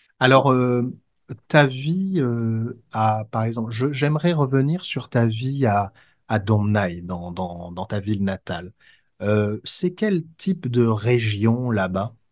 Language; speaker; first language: French; native; French